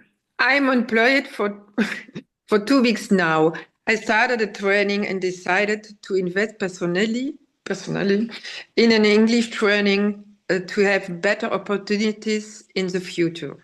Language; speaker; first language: English; non-native, learner; French